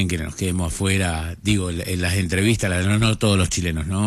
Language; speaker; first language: Spanish; native; Spanish